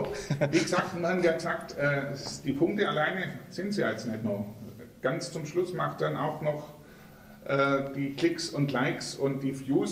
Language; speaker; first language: German; native; German